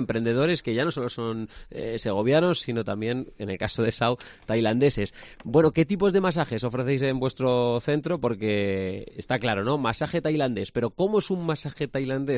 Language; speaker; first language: Spanish; native; Spanish